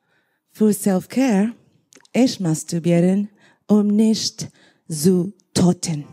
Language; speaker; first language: German; non-native, learner; Spanish